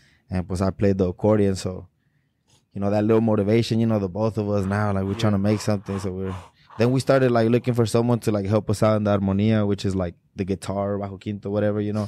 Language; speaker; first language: English; early bilingual, other home language; Spanish